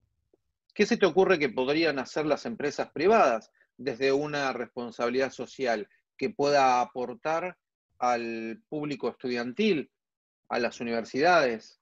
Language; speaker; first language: Spanish; native; Spanish